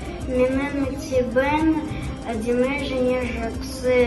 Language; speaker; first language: Kazakh; non-native, local second language; Russian